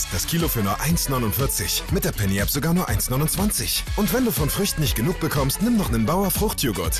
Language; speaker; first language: German; native; German